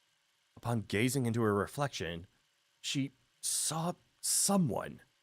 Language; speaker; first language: English; native; English